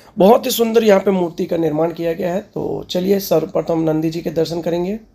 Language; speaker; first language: Hindi; non-native, local second language; Gujarati